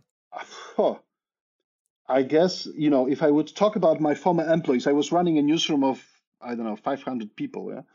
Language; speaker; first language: English; non-native, fluent; Polish